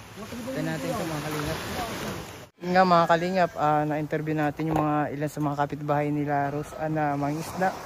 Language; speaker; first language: Filipino; native; Filipino